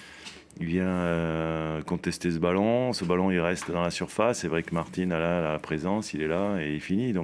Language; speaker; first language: French; native; French